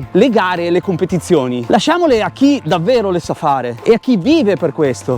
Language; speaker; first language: Italian; native; Italian